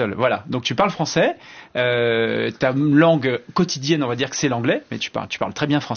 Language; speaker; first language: French; native; French